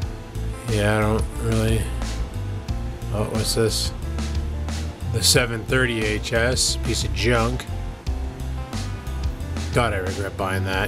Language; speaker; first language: English; native; English